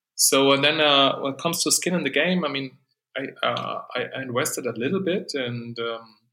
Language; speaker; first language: English; non-native, fluent; German